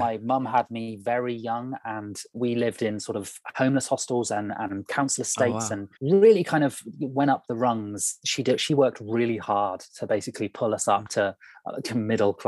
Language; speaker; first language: English; native; English